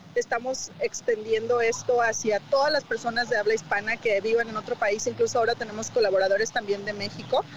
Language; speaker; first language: Spanish; native; Spanish